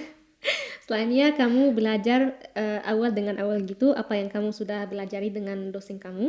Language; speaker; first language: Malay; non-native, fluent; Arabic